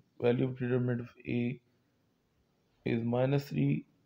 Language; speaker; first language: English; non-native, local second language; Urdu